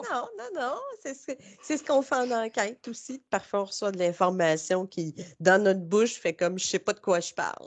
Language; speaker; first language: French; native; French